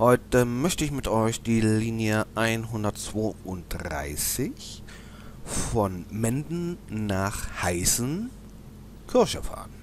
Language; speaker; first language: German; native; German